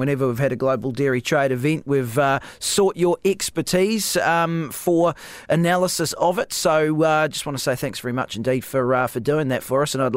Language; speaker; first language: English; native; English